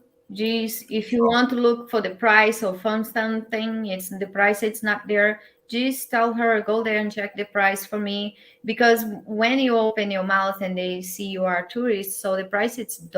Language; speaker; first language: English; non-native, learner; Portuguese